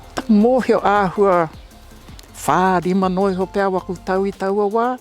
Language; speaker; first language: Māori; native; Māori